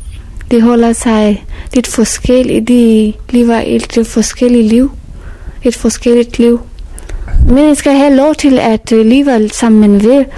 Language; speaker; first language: Danish; non-native, fluent; Persian